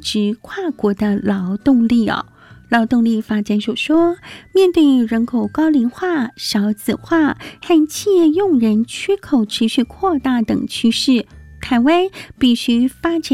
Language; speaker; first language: Chinese; native; Chinese